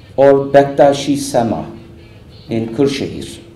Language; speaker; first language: English; non-native, fluent; Turkish